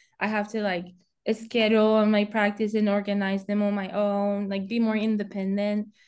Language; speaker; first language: English; non-native, fluent; Spanish